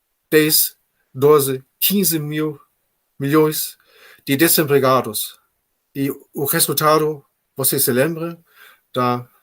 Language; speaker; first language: Portuguese; non-native, fluent; German